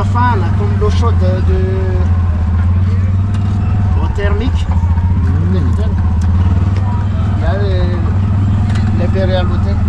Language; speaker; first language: French; non-native, local second language; Malagasy